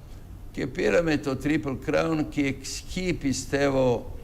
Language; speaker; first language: Greek; non-native, fluent; Serbian